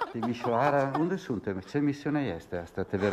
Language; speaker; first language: Romanian; non-native, learner; Italian